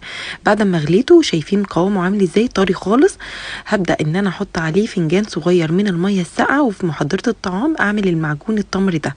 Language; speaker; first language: Arabic; native; Arabic